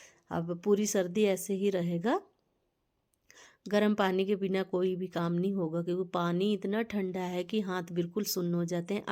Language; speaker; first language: Hindi; native; Hindi